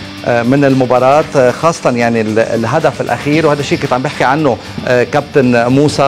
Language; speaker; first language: Arabic; native; Arabic